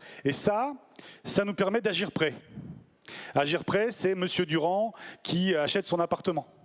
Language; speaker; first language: French; native; French